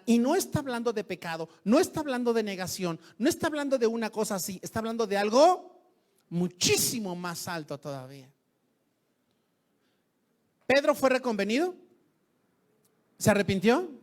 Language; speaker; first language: Spanish; native; Spanish